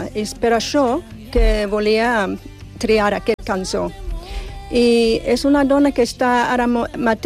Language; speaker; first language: Catalan; non-native, fluent; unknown